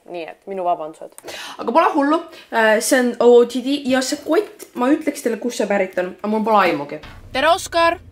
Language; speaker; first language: Estonian; native; Estonian